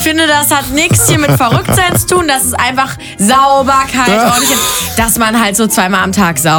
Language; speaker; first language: German; native; German